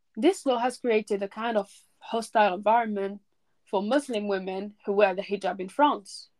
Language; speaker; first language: English; early bilingual, other home language; French